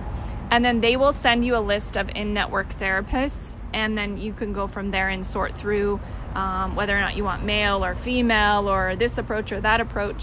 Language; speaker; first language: English; native; English